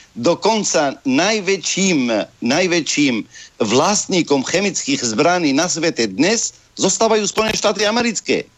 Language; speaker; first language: Slovak; non-native, fluent; Arabic